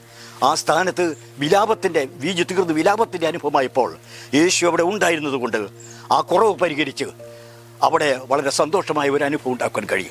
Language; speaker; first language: Malayalam; native; Malayalam